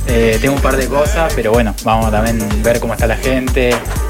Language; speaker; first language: Spanish; native; Spanish